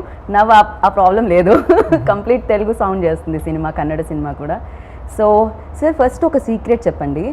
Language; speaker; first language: Telugu; native; Telugu